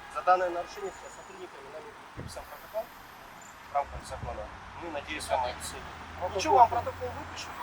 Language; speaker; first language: Russian; non-native, local second language; Kyrgyz